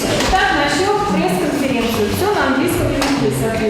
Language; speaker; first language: Russian; native; Russian